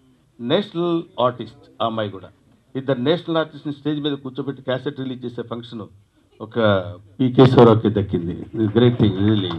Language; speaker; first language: Telugu; native; Telugu